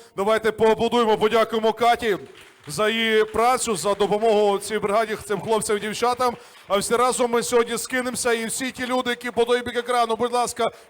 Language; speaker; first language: Ukrainian; native; Ukrainian